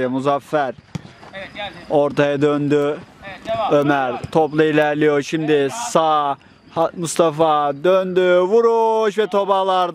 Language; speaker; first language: Turkish; native; Turkish